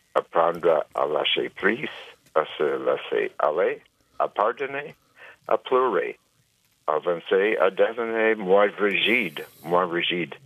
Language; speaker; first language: French; non-native, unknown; English